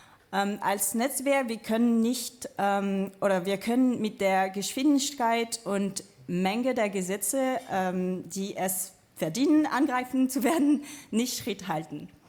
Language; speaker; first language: German; non-native, fluent; French